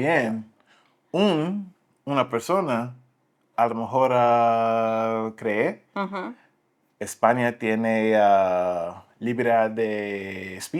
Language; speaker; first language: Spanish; non-native, learner; English